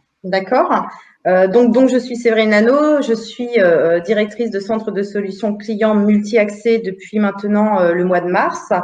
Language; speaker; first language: French; native; French